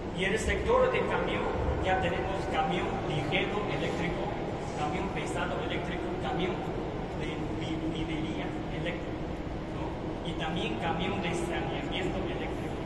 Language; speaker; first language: Spanish; non-native, fluent; Chinese